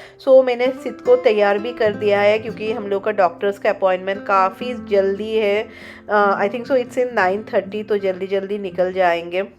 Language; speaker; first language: Hindi; non-native, local second language; Bangla